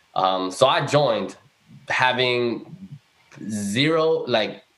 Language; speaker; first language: English; early bilingual, other home language; Spanish